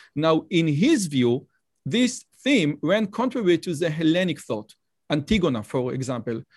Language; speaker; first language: English; non-native, fluent; Hebrew